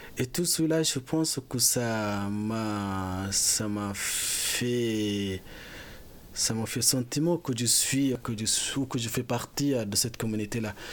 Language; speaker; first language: French; non-native, fluent; Arabic